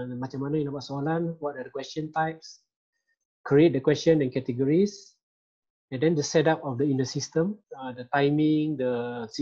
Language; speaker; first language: English; non-native, local second language; Malay